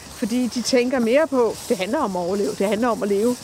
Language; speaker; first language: Danish; native; Danish